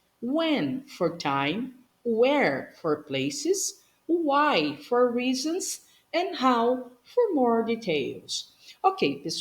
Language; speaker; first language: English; non-native, fluent; Portuguese